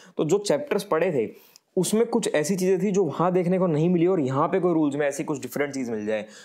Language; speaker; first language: Hindi; native; Hindi